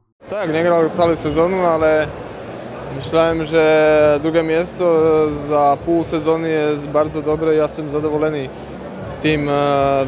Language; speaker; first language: Polish; non-native, learner; Slovak